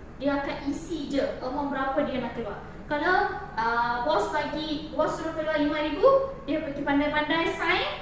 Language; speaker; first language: Malay; non-native, local second language; Tamil